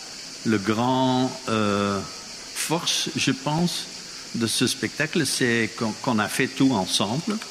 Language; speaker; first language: French; non-native, fluent; Dutch